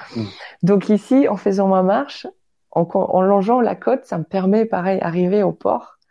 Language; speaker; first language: French; non-native, fluent; Polish